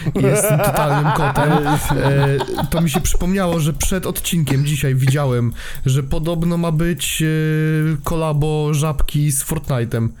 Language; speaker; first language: Polish; native; Polish